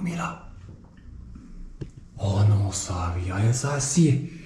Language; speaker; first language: Spanish; non-native, learner; Japanese